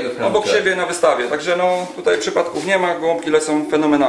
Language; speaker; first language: Polish; native; Polish